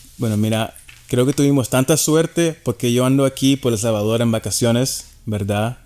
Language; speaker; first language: Spanish; early bilingual, heritage; Spanish